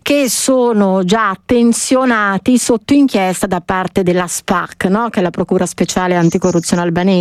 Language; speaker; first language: Italian; native; Italian